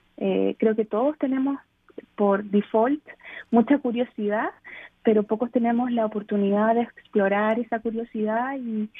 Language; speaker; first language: Spanish; native; Spanish